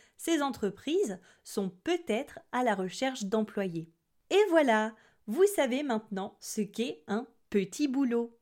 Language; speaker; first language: French; native; French